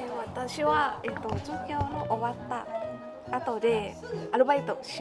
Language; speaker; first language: Japanese; non-native, learner; Thai